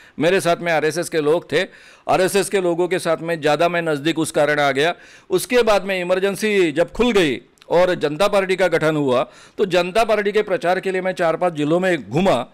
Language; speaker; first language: Hindi; non-native, local second language; Marathi